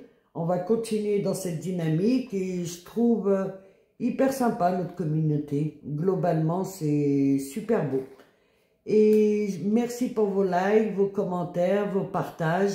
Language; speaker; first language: French; native; French